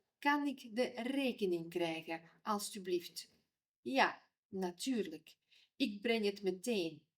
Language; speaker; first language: Dutch; non-native, fluent; Ukrainian